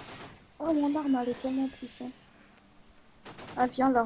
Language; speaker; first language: French; native; French